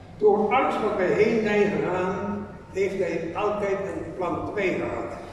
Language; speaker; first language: Dutch; non-native, fluent; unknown